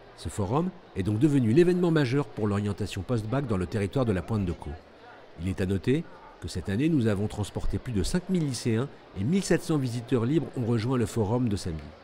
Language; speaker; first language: French; native; French